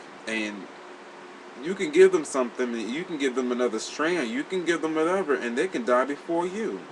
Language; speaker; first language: English; native; English